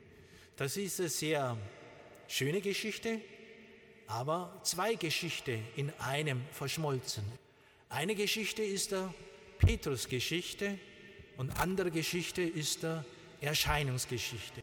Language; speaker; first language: German; non-native, learner; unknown